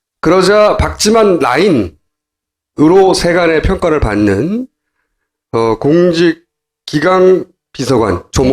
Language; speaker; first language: Korean; native; Korean